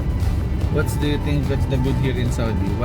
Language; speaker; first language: English; non-native, local second language; Filipino